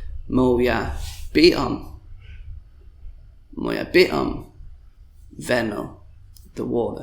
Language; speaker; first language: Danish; non-native, fluent; English